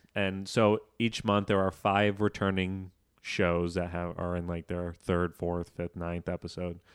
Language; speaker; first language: English; native; English